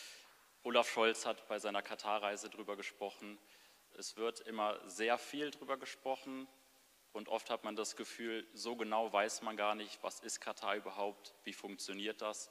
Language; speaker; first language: German; native; German